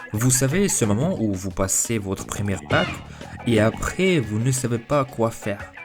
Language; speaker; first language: French; non-native, fluent; Russian